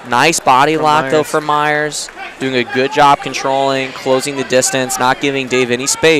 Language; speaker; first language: English; native; English